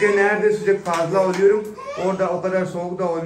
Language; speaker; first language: Turkish; non-native, learner; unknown